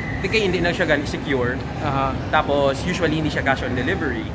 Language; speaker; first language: Filipino; non-native, local second language; Cebuano